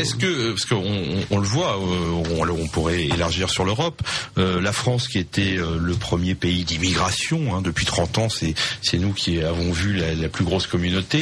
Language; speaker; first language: French; native; French